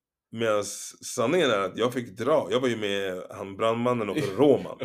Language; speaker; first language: Swedish; native; Swedish